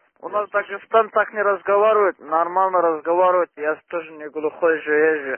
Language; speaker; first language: Russian; non-native, local second language; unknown